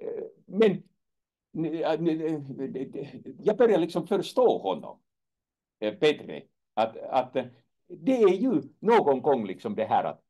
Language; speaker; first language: Swedish; non-native, fluent; Finnish